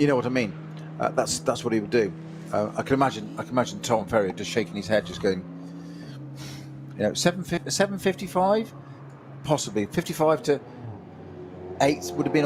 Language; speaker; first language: English; native; English